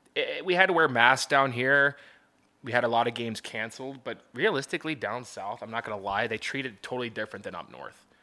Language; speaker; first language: English; native; English